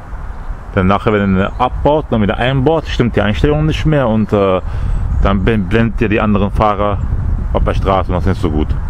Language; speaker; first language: German; early bilingual, other home language; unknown